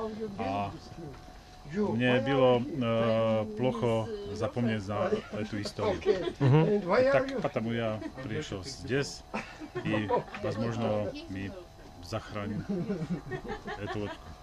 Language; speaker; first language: Russian; non-native, learner; Czech